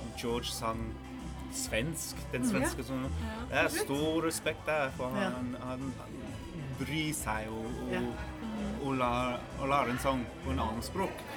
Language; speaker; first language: Norwegian; non-native, fluent; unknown